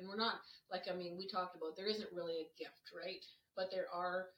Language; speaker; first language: English; native; English